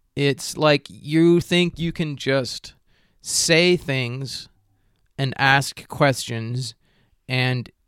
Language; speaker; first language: English; native; English